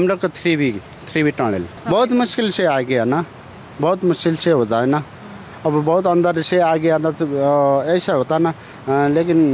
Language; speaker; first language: Hindi; non-native, learner; Nepali